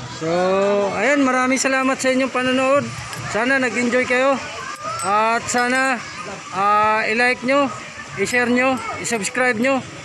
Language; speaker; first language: Filipino; non-native, local second language; Waray